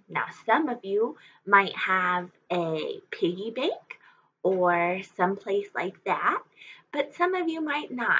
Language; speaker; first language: English; native; English